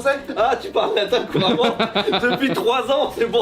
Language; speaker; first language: French; native; French